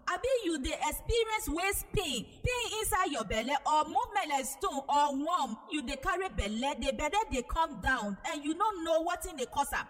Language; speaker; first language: Nigerian Pidgin; non-native, local second language; Igbo